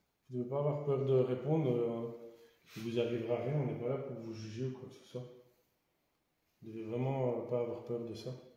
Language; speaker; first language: French; native; French